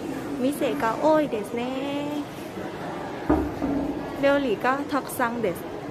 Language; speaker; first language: Japanese; non-native, learner; Thai